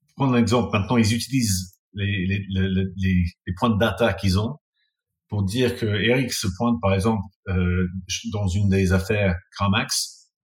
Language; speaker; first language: French; non-native, fluent; English